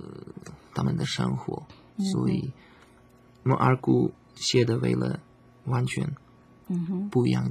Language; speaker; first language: Chinese; non-native, fluent; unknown